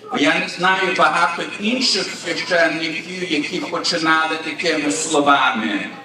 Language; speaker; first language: Ukrainian; early bilingual, heritage; Ukrainian